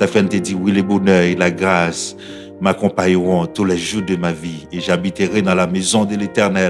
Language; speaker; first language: French; non-native, local second language; Haitian Creole